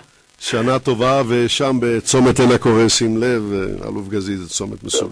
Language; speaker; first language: Hebrew; native; Hebrew